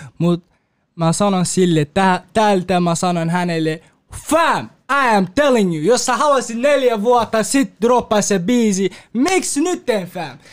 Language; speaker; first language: Finnish; non-native, learner; Kurdish